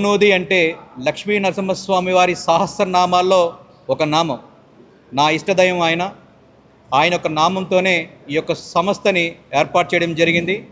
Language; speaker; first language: Telugu; native; Telugu